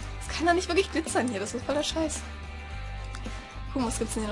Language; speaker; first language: German; native; German